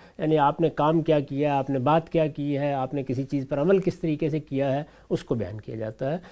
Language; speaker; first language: Urdu; non-native, local second language; Punjabi